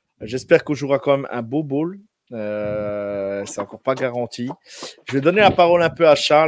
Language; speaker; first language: French; native; French